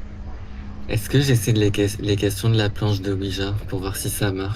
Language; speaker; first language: French; native; French